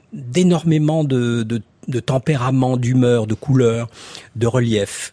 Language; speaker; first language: French; native; French